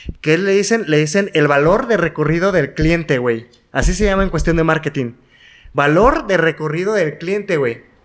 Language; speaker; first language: Spanish; native; Spanish